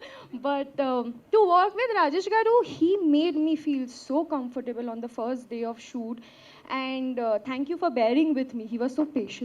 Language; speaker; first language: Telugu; non-native, learner; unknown